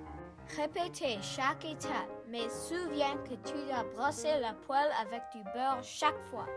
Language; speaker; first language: French; non-native, learner; English